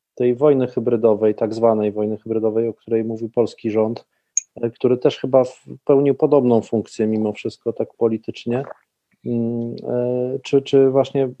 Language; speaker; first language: Polish; native; Polish